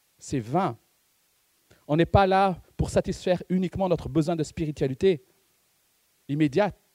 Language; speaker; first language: French; non-native, local second language; Malagasy